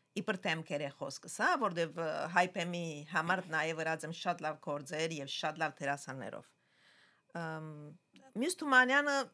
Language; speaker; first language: Armenian; early bilingual, heritage; Armenian